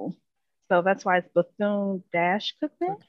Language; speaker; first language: English; native; English